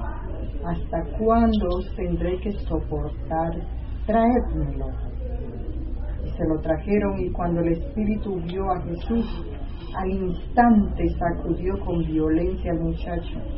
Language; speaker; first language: Spanish; native; Spanish